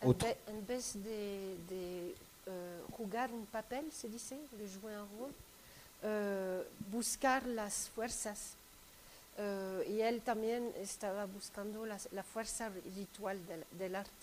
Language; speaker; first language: Spanish; non-native, fluent; French